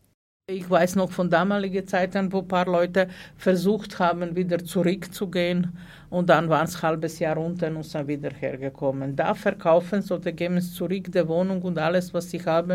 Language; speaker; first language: German; non-native, learner; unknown